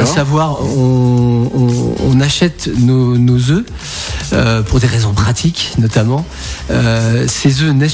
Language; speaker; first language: French; native; French